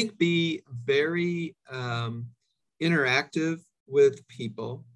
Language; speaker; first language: English; native; English